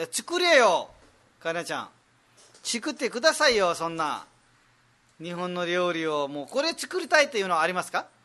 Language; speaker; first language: Japanese; non-native, fluent; Nepali